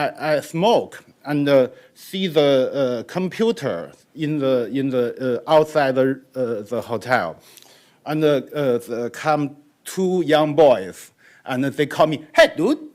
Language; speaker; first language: English; non-native, learner; Chinese